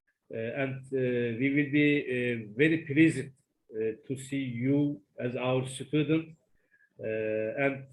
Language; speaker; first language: English; non-native, learner; Turkish